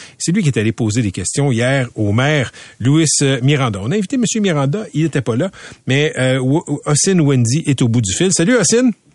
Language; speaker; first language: French; native; French